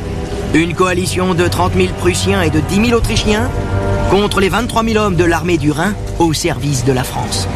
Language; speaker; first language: French; native; French